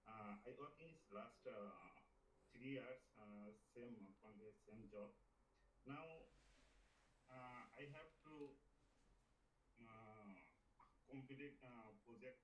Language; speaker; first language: English; non-native, learner; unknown